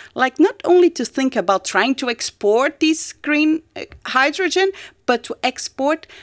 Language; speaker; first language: English; non-native, fluent; Portuguese